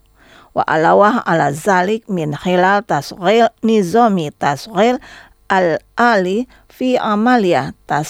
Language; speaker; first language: Arabic; non-native, learner; Indonesian